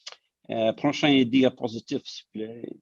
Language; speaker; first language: French; non-native, local second language; English